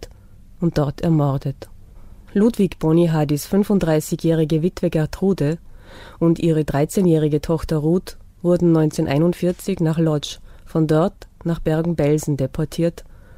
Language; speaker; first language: German; native; German